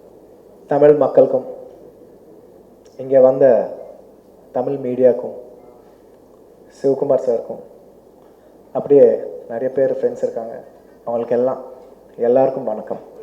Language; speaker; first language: Tamil; non-native, local second language; Telugu